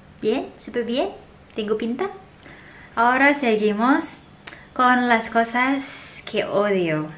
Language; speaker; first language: Spanish; non-native, fluent; Indonesian